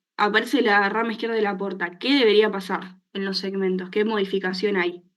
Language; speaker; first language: Spanish; native; Spanish